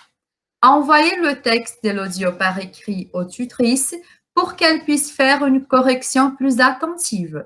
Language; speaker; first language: French; non-native, fluent; Portuguese